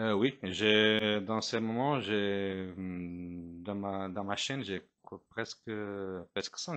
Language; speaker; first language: French; non-native, fluent; Portuguese